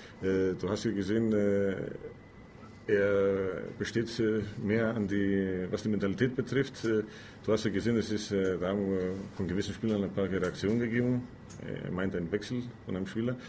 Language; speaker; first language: German; non-native, fluent; Greek